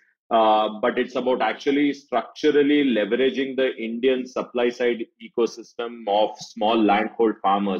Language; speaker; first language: English; non-native, local second language; Kannada